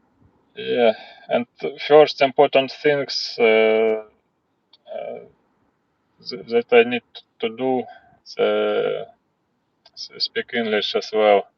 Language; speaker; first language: English; non-native, learner; Russian